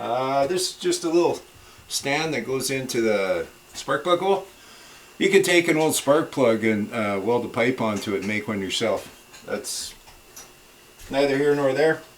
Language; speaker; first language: English; native; English